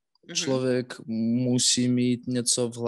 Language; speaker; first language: Czech; non-native, learner; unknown